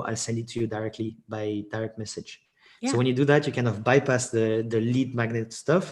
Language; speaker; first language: English; non-native, fluent; French